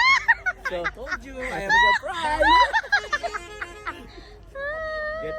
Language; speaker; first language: English; non-native, fluent; Filipino